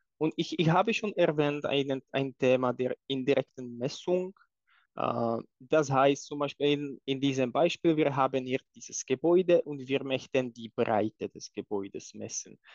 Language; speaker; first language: German; non-native, fluent; Czech